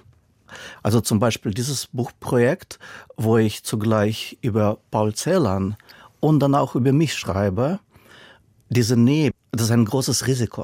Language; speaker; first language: German; non-native, fluent; Russian